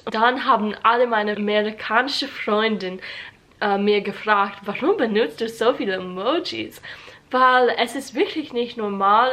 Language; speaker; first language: German; non-native, learner; English